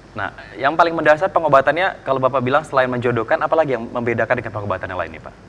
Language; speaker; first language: Malay; native; Malay